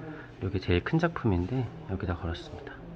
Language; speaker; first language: Korean; native; Korean